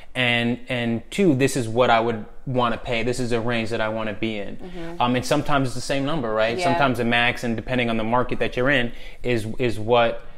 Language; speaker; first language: English; native; English